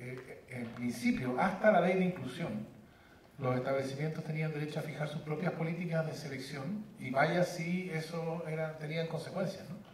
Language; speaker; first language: Spanish; native; Spanish